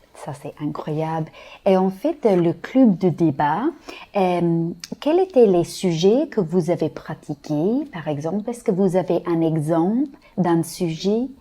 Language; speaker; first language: French; non-native, fluent; English